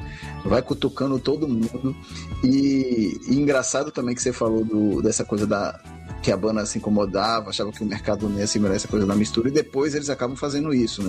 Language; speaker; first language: Portuguese; native; Portuguese